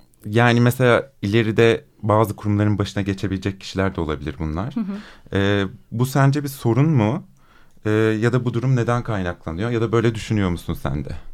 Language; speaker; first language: Turkish; native; Turkish